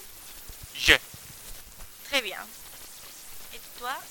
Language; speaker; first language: French; non-native, learner; Spanish